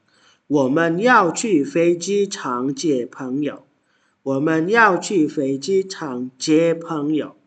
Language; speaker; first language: Chinese; non-native, fluent; Indonesian